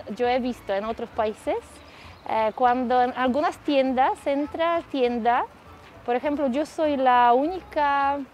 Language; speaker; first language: Spanish; non-native, fluent; Polish